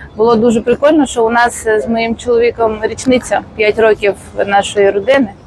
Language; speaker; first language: Ukrainian; non-native, local second language; Russian